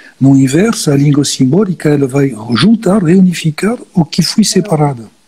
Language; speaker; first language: Portuguese; non-native, fluent; French